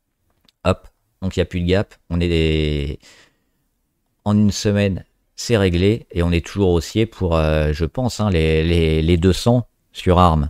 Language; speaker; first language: French; native; French